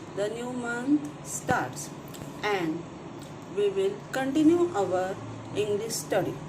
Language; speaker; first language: English; non-native, local second language; Marathi